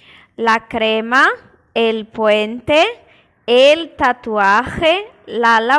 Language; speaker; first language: Spanish; non-native, fluent; Portuguese